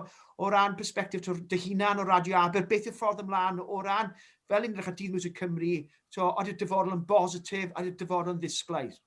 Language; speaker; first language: Welsh; native; Welsh